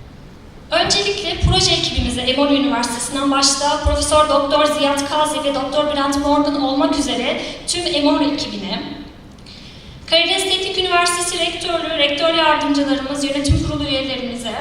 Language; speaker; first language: Turkish; native; Turkish